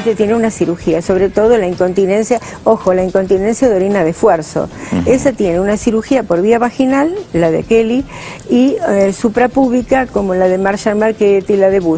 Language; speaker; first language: Spanish; native; Spanish